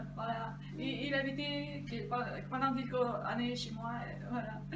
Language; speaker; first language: French; non-native, fluent; Russian